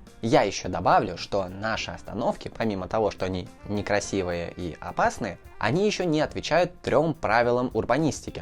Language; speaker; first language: Russian; native; Russian